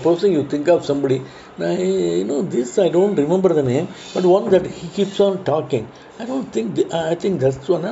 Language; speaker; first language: English; non-native, local second language; Tamil